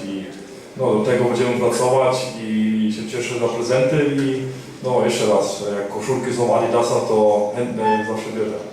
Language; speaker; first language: Polish; early bilingual, heritage; Polish